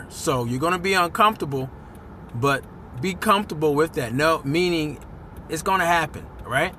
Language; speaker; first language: English; native; English